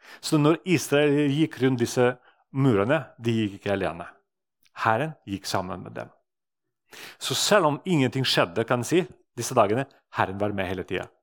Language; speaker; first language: Norwegian; non-native, fluent; Russian